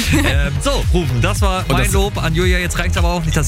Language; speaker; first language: German; native; German